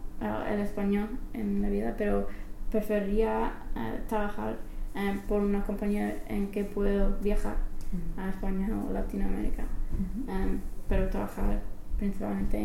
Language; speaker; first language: Spanish; non-native, learner; English